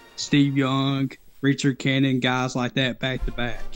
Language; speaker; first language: English; native; English